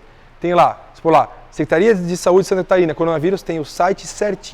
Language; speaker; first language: Portuguese; native; Portuguese